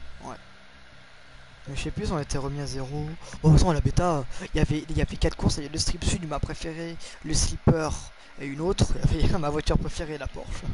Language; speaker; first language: French; native; French